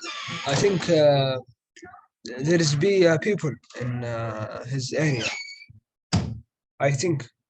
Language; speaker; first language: English; non-native, learner; Arabic